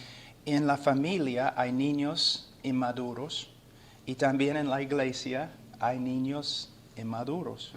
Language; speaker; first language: Spanish; non-native, fluent; English